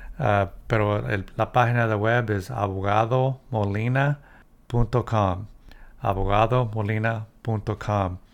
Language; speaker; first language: Spanish; early bilingual, heritage; Spanish